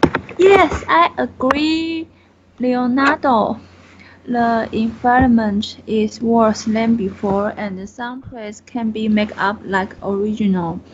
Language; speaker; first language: English; non-native, learner; Chinese